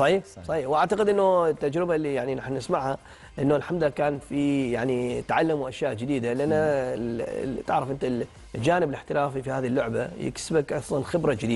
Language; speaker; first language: Arabic; native; Arabic